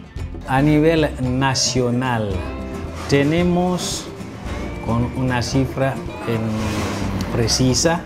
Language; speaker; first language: Spanish; non-native, fluent; Haitian Creole